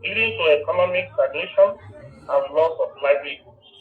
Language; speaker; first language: English; non-native, local second language; Yoruba